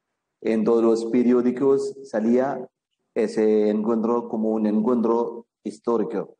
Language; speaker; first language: Spanish; non-native, fluent; Malayalam